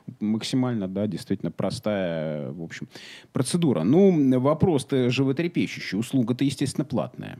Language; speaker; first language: Russian; native; Russian